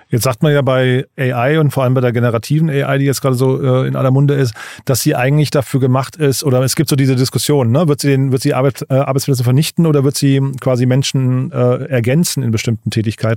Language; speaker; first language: German; native; German